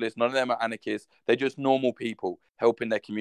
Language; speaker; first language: English; native; English